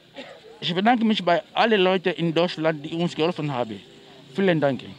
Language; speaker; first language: German; non-native, fluent; Portuguese